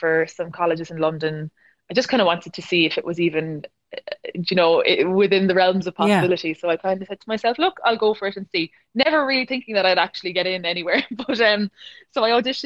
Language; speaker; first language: English; native; English